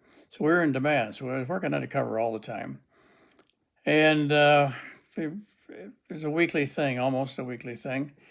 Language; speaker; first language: English; native; English